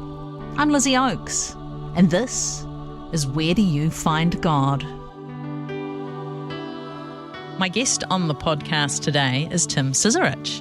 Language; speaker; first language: English; native; English